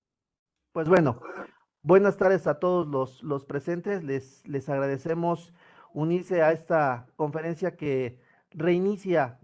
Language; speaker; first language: Spanish; native; Spanish